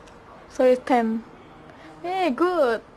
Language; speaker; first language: English; non-native, learner; Indonesian